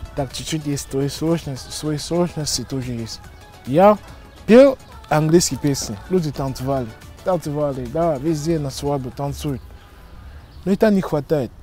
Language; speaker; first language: Russian; non-native, fluent; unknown